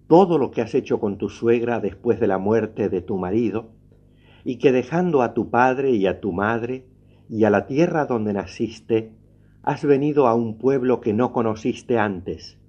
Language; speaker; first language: Spanish; native; Spanish